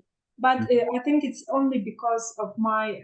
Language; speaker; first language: English; non-native, learner; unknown